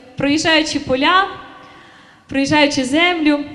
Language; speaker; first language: Ukrainian; native; Ukrainian